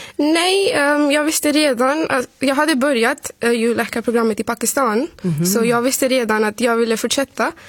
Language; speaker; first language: Swedish; non-native, fluent; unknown